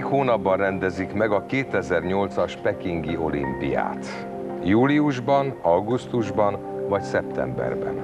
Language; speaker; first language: Hungarian; native; Hungarian